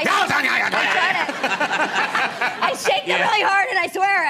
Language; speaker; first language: English; native; English